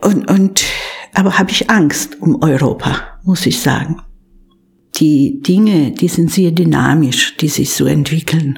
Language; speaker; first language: German; non-native, fluent; Polish